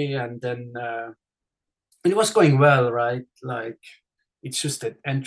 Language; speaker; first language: English; non-native, fluent; Swiss German